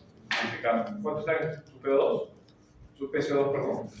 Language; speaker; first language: Spanish; native; Spanish